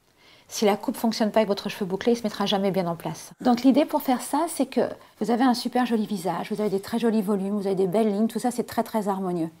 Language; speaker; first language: French; native; French